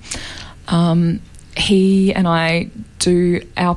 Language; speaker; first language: English; native; English